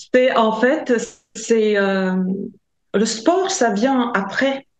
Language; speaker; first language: French; non-native, fluent; Latvian